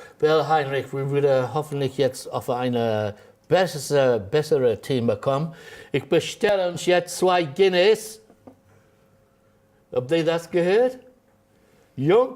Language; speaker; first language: German; non-native, fluent; English